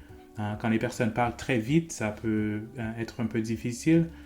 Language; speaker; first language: French; non-native, fluent; English